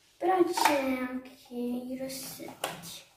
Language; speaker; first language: Italian; native; Italian